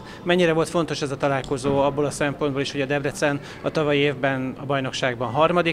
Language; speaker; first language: Hungarian; native; Hungarian